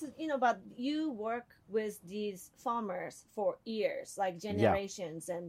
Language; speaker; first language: English; non-native, fluent; Japanese